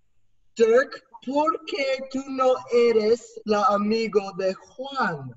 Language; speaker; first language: Spanish; non-native, learner; English